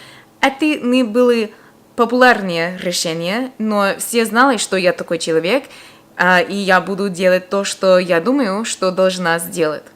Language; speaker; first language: Russian; non-native, fluent; English